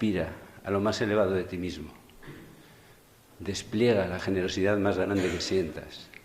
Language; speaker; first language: Spanish; native; Spanish